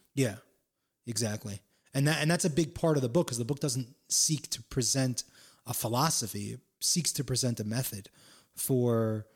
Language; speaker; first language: English; native; English